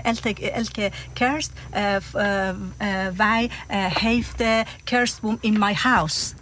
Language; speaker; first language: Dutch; non-native, learner; Persian